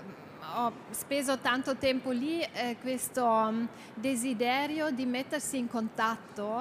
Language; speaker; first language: Italian; non-native, fluent; German